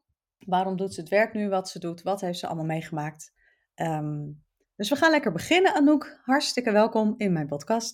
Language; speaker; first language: Dutch; native; Dutch